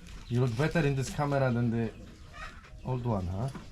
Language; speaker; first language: English; non-native, fluent; Polish